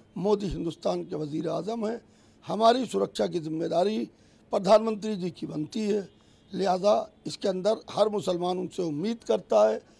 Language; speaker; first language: Hindi; native; Hindi